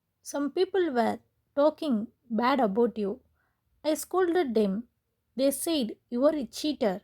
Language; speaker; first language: English; non-native, local second language; Tamil